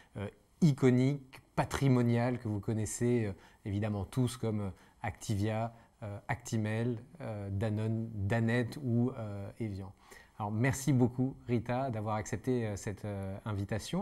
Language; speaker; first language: French; native; French